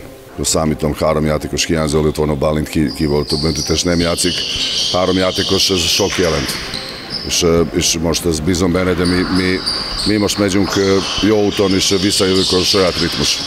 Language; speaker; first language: Hungarian; non-native, fluent; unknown